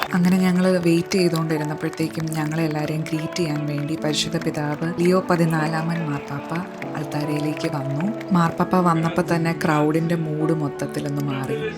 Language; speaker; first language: Malayalam; early bilingual, heritage; Malayalam